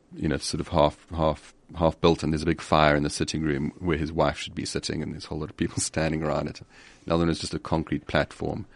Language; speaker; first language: English; native; English